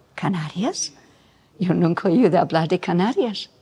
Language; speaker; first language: Spanish; non-native, fluent; English